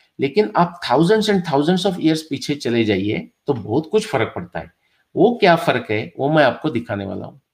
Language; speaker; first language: Hindi; non-native, local second language; Marathi